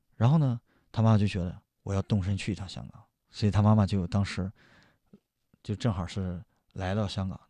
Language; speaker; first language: Chinese; native; Chinese